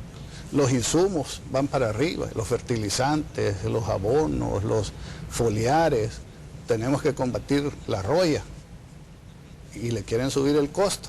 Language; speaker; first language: Spanish; native; Spanish